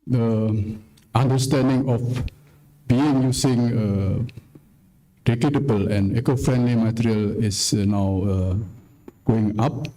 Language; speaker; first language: English; non-native, fluent; Indonesian